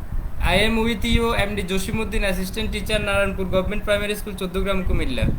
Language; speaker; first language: English; non-native, fluent; Bangla